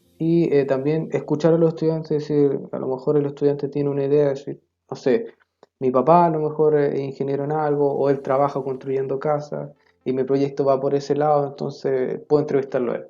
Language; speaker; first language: Spanish; native; Spanish